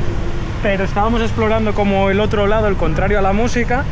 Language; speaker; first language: Spanish; native; Spanish